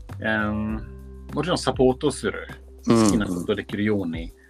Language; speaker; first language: Japanese; non-native, learner; Swedish